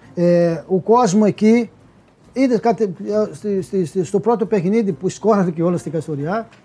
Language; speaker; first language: Greek; non-native, fluent; Portuguese